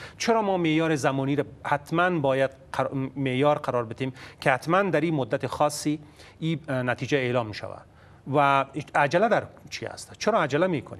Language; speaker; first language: Persian; native; Persian